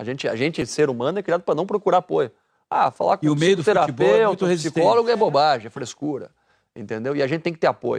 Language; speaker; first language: Portuguese; native; Portuguese